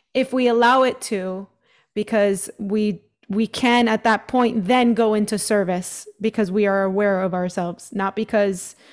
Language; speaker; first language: English; early bilingual, other home language; Spanish